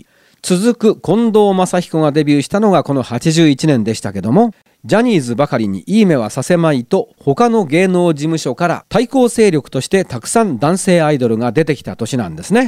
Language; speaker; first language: Japanese; native; Japanese